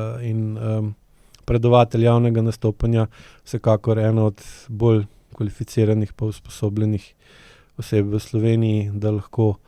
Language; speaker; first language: Slovenian; native; Slovenian